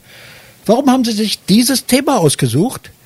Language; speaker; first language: German; native; German